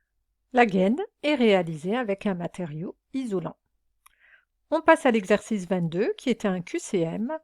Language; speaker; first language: French; native; French